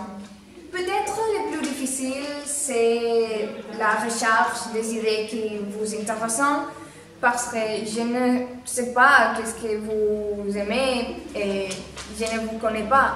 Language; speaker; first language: French; non-native, learner; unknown